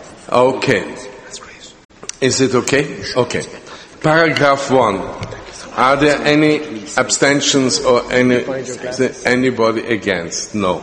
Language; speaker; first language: English; non-native, fluent; German